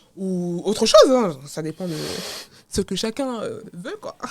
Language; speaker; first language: French; native; French